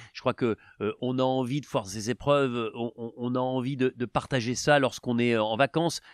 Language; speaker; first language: French; native; French